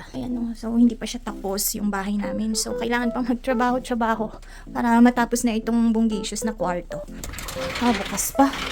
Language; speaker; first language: Filipino; non-native, local second language; Cebuano